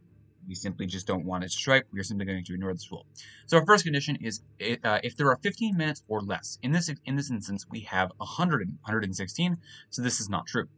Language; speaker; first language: English; native; English